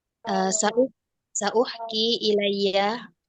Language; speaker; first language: Arabic; non-native, learner; Indonesian